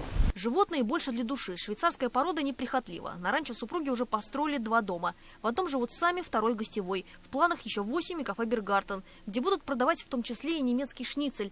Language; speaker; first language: Russian; native; Russian